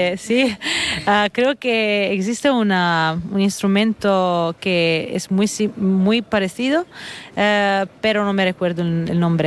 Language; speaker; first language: Spanish; non-native, fluent; Italian